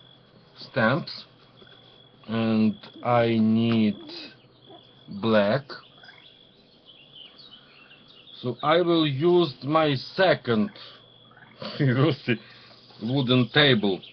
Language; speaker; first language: English; non-native, learner; Ukrainian